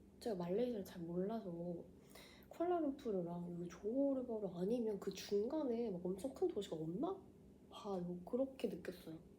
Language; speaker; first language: Korean; native; Korean